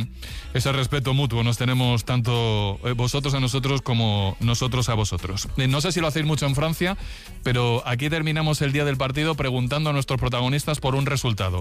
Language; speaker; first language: Spanish; native; Spanish